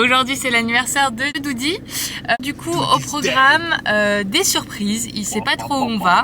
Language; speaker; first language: French; native; French